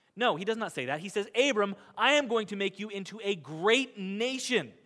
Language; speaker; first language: English; native; English